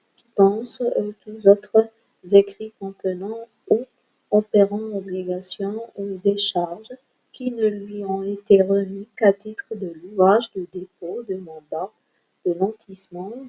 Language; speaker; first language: French; non-native, local second language; Arabic